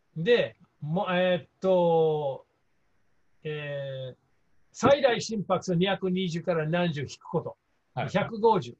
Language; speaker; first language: Japanese; non-native, fluent; English